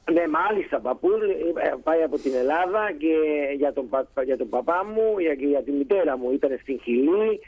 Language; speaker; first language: Greek; early bilingual, heritage; Greek